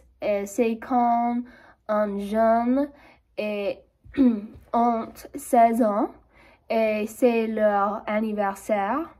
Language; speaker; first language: French; non-native, learner; English